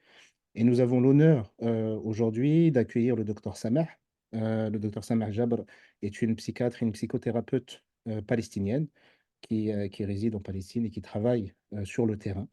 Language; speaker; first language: French; native; French